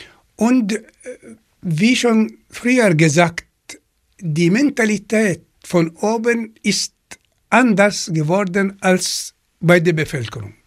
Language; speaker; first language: German; non-native, fluent; Arabic